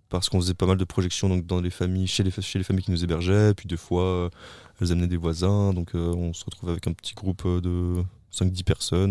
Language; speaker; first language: French; native; French